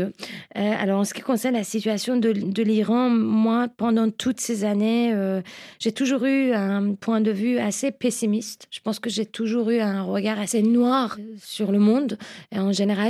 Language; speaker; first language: French; non-native, fluent; Persian